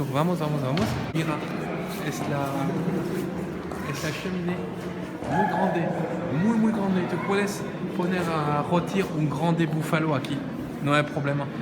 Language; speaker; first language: Spanish; non-native, learner; French